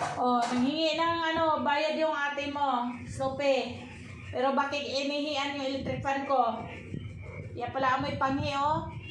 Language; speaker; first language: Filipino; native; Filipino